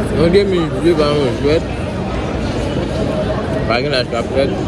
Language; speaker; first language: French; non-native, learner; Haitian Creole